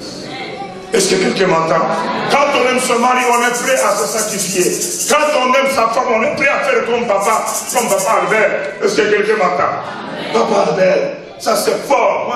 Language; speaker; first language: French; non-native, local second language; Lingala